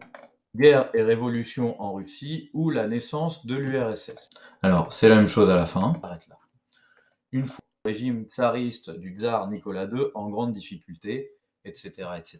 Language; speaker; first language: French; native; French